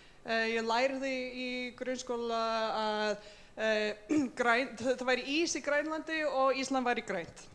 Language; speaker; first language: Icelandic; non-native, fluent; English